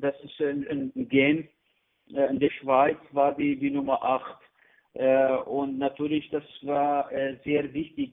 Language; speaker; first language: German; non-native, learner; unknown